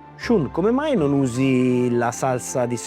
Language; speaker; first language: Italian; native; Italian